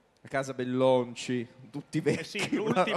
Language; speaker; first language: Italian; native; Italian